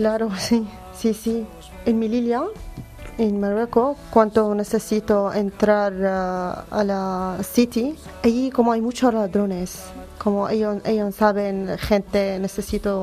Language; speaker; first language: Spanish; non-native, learner; Arabic